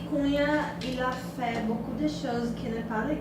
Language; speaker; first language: French; non-native, learner; Portuguese